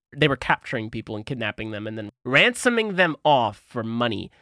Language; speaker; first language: English; early bilingual, other home language; Italian